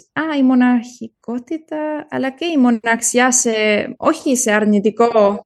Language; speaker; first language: Greek; early bilingual, heritage; German